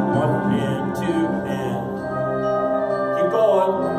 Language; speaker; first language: English; native; English